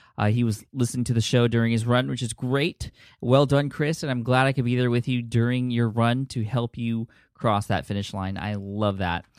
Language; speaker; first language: English; early bilingual, other home language; Filipino